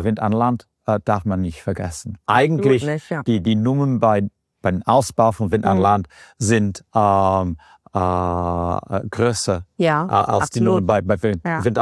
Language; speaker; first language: German; non-native, fluent; English